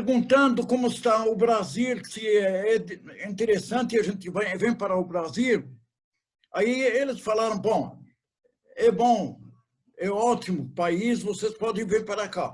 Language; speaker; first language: Portuguese; non-native, fluent; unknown